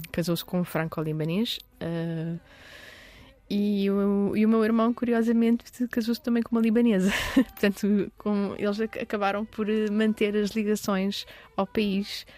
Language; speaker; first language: Portuguese; early bilingual, other home language; Arabic